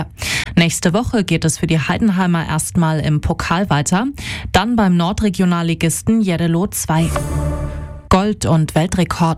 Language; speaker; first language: German; native; German